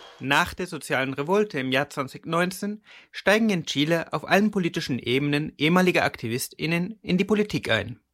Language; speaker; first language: German; native; German